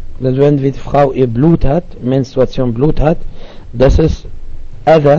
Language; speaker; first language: German; non-native, learner; Arabic